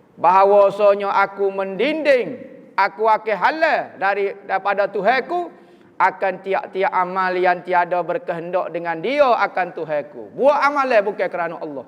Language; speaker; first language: Malay; native; Malay